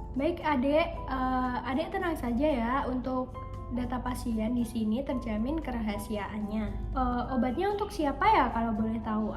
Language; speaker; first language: Indonesian; native; Indonesian